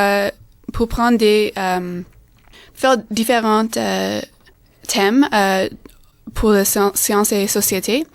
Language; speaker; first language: French; non-native, fluent; English